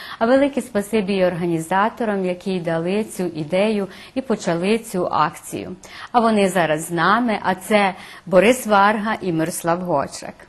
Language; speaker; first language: Ukrainian; early bilingual, heritage; Ukrainian